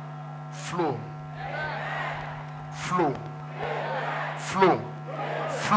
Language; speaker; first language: English; non-native, local second language; Igbo